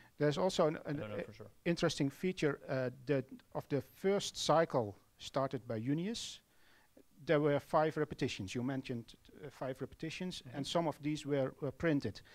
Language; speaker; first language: English; non-native, fluent; Dutch